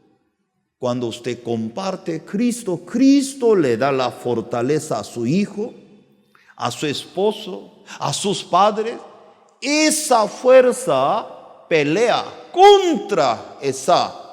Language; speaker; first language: Spanish; non-native, learner; Korean